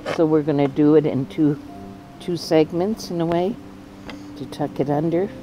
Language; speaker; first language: English; native; English